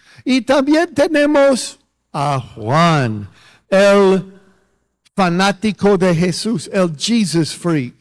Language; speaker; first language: Spanish; non-native, fluent; English